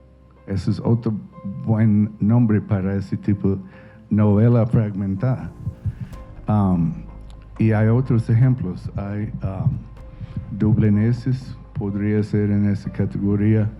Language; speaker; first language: Spanish; non-native, fluent; English